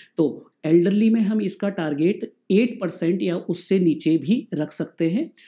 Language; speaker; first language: Hindi; native; Hindi